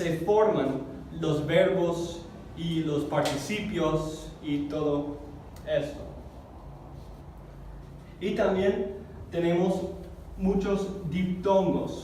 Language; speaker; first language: Spanish; non-native, fluent; English